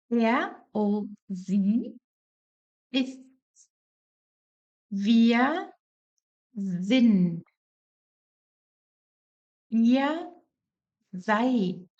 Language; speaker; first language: German; non-native, fluent; Portuguese